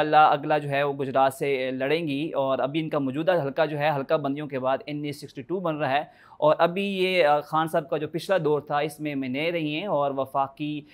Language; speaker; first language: Urdu; native; Urdu